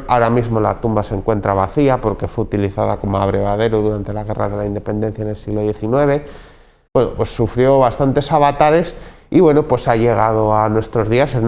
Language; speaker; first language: Spanish; native; Spanish